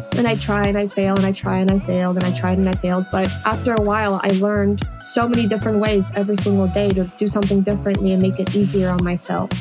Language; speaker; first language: English; early bilingual, other home language; Polish